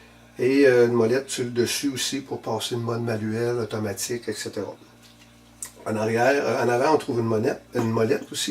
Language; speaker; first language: French; native; French